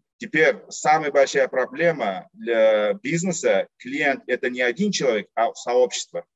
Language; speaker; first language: Russian; non-native, local second language; Uzbek